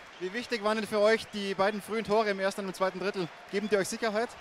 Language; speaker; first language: German; native; German